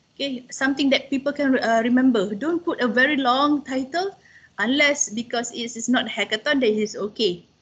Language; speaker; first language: English; non-native, local second language; Malay